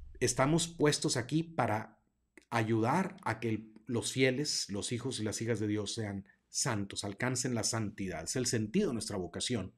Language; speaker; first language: Spanish; native; Spanish